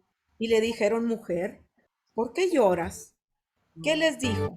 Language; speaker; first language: Spanish; native; Spanish